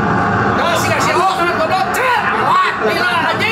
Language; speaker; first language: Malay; non-native, local second language; Sundanese